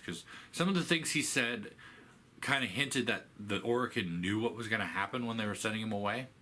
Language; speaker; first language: English; native; English